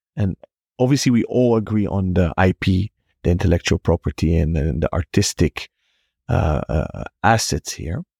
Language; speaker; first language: English; non-native, fluent; Hebrew